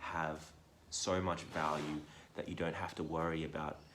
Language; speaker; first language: English; native; English